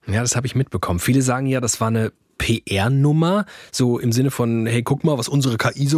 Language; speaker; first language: German; native; German